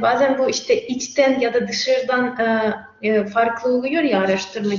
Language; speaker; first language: Turkish; non-native, fluent; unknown